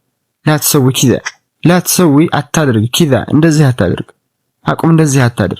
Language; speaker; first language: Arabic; non-native, fluent; Amharic